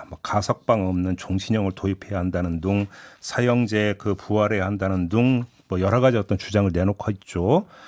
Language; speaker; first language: Korean; native; Korean